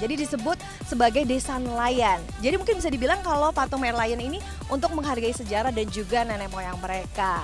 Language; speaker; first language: Indonesian; native; Indonesian